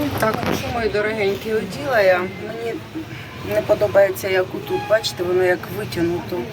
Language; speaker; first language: Ukrainian; non-native, local second language; Russian